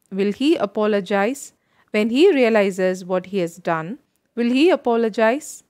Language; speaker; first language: English; non-native, local second language; Tamil